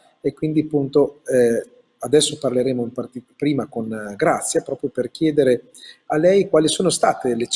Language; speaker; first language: Italian; native; Italian